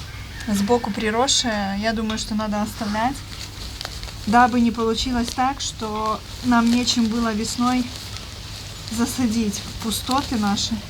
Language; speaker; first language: Russian; native; Russian